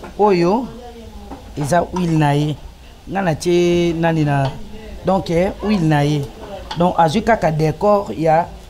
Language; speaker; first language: Lingala; native; Lingala